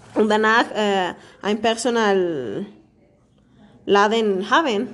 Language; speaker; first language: German; non-native, learner; Spanish